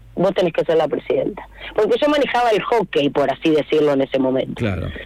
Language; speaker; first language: Spanish; native; Spanish